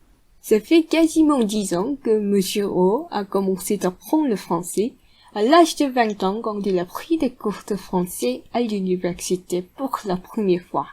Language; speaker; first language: French; non-native, fluent; Korean